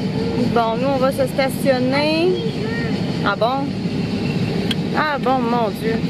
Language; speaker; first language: French; native; French